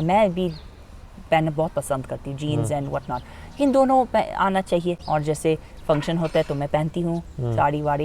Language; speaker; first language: Hindi; non-native, fluent; English